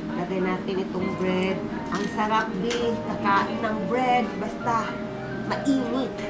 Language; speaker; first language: Filipino; non-native, local second language; Cebuano